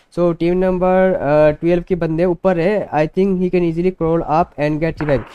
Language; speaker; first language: Hindi; non-native, local second language; Bangla